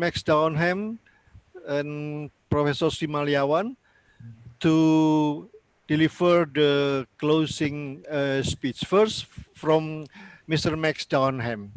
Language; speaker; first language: English; non-native, learner; Indonesian